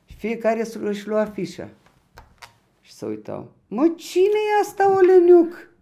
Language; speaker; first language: Romanian; non-native, local second language; Ukrainian